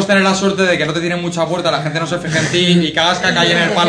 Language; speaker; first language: Spanish; native; Spanish